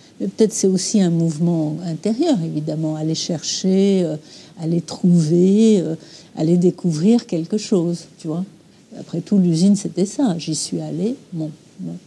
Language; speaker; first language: French; early bilingual, other home language; English